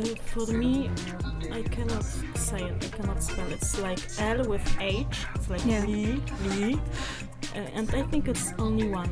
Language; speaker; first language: English; non-native, learner; Polish